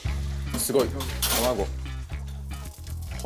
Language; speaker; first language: Japanese; native; Japanese